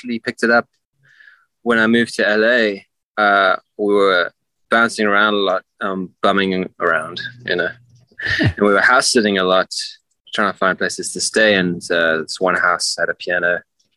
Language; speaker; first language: English; native; English